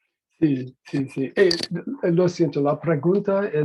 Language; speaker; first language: Spanish; non-native, learner; English